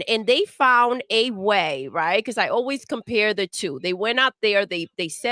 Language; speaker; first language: English; native; English